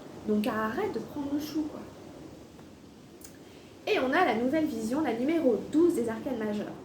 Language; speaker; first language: French; native; French